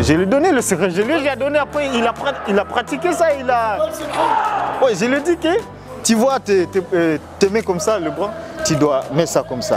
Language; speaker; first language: French; non-native, local second language; Rundi